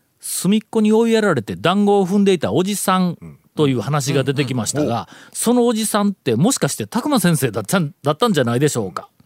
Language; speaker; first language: Japanese; native; Japanese